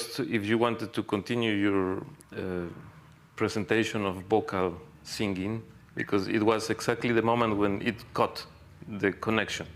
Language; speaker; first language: English; non-native, fluent; Spanish